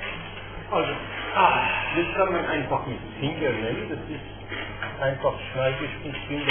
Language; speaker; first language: German; native; German